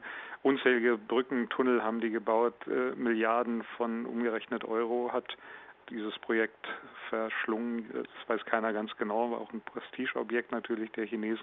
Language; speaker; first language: German; native; German